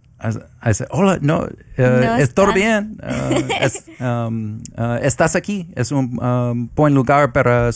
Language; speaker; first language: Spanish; non-native, learner; English